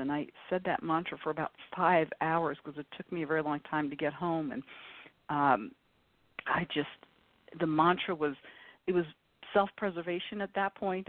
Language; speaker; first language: English; native; English